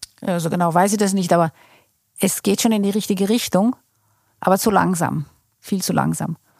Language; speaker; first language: German; non-native, fluent; Portuguese